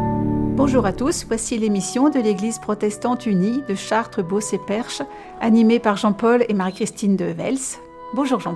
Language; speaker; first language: French; native; French